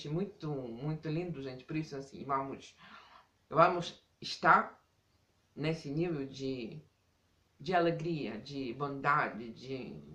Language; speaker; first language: Portuguese; non-native, fluent; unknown